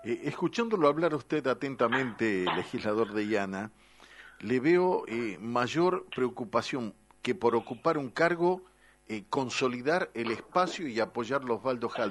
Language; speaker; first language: Spanish; native; Spanish